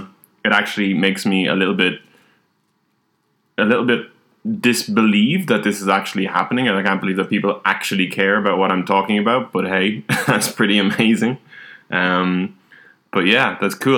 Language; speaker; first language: English; native; English